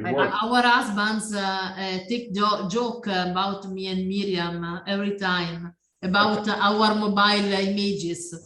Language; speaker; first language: English; non-native, learner; Italian